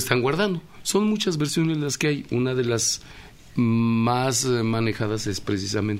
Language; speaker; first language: Spanish; native; Spanish